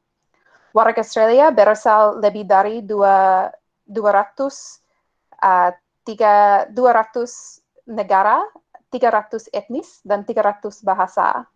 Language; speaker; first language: Indonesian; non-native, fluent; English